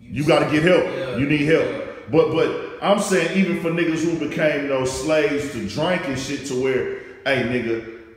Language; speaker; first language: English; native; English